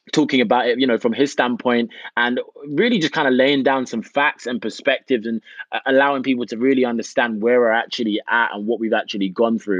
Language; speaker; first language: English; native; English